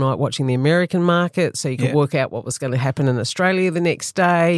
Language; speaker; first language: English; native; English